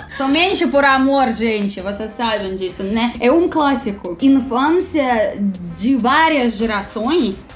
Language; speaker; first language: Portuguese; non-native, fluent; Russian